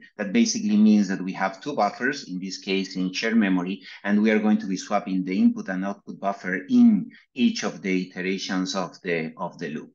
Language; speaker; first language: English; non-native, fluent; Spanish